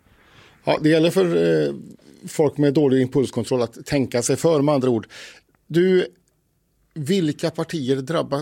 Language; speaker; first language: Swedish; native; Swedish